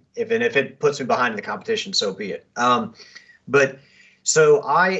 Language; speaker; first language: English; native; English